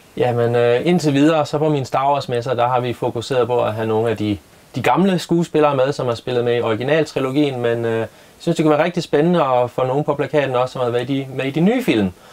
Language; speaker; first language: Danish; native; Danish